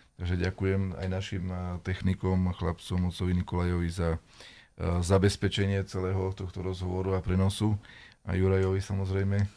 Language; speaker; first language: Slovak; native; Slovak